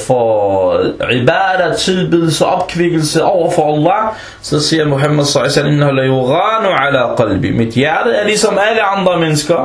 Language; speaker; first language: Danish; early bilingual, other home language; Arabic